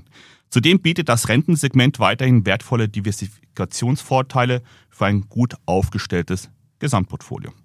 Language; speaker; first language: German; native; German